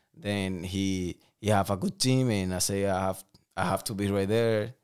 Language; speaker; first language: English; non-native, learner; Spanish